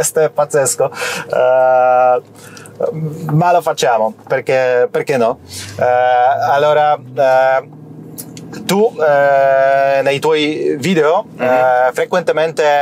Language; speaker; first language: Italian; non-native, learner; Polish